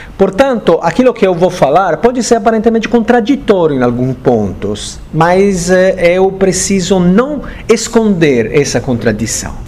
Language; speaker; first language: Portuguese; non-native, fluent; Italian